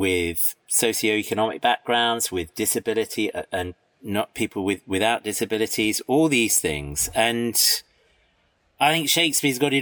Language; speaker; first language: English; native; English